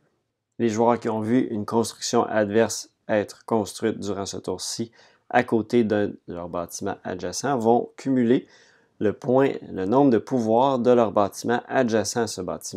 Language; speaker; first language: French; native; French